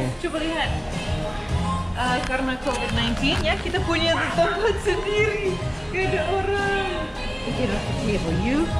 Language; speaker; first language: Indonesian; non-native, learner; English